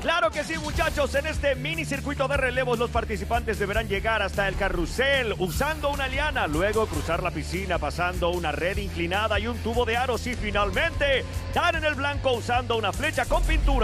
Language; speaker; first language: Spanish; native; Spanish